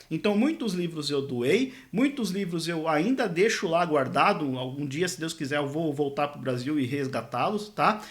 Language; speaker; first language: Portuguese; native; Portuguese